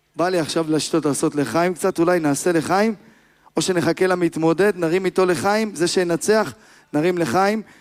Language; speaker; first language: Hebrew; native; Hebrew